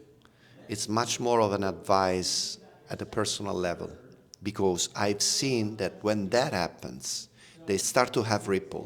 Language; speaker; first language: English; non-native, fluent; Italian